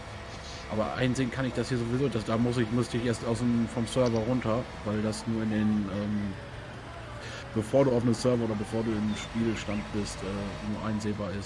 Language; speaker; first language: German; native; German